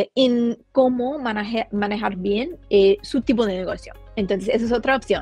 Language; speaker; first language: Spanish; non-native, fluent; English